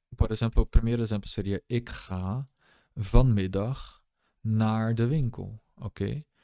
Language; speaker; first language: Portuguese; non-native, fluent; Dutch